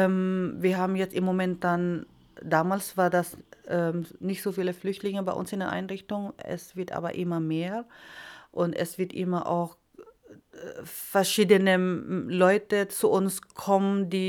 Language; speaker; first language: German; non-native, fluent; Iloko